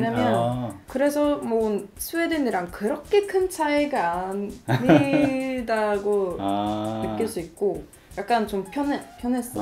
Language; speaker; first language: Korean; non-native, fluent; Swedish